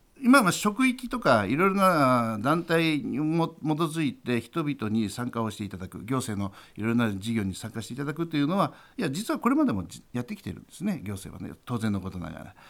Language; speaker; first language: Japanese; native; Japanese